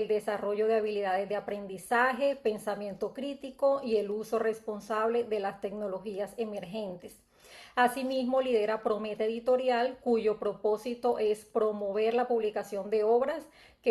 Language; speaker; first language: Spanish; native; Spanish